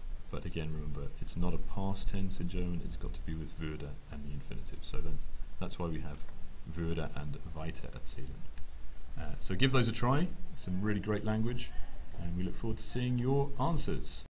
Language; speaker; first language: English; native; English